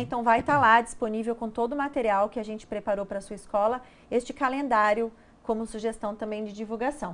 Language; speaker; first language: Portuguese; native; Portuguese